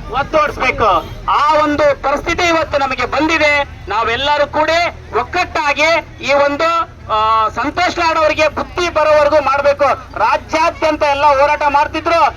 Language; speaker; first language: Kannada; native; Kannada